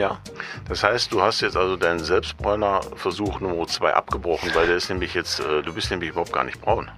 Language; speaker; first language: German; native; German